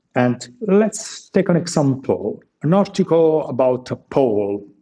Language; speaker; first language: English; non-native, fluent; Italian